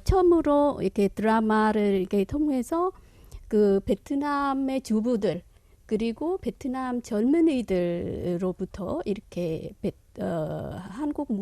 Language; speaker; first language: Korean; non-native, fluent; Vietnamese